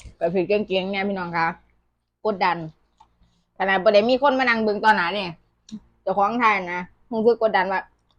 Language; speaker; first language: Thai; native; Thai